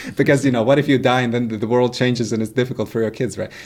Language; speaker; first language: English; non-native, fluent; Latvian